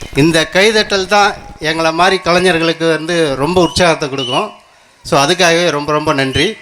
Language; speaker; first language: Tamil; native; Tamil